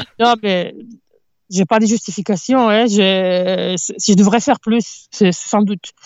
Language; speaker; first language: French; non-native, fluent; Italian